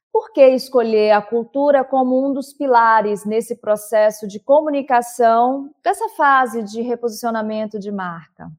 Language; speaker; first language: Portuguese; native; Portuguese